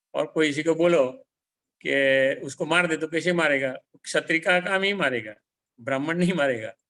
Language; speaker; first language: Hindi; non-native, local second language; Gujarati